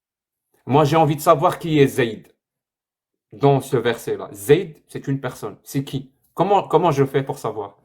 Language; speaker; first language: French; native; French